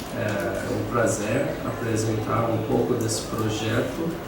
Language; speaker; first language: Portuguese; non-native, fluent; English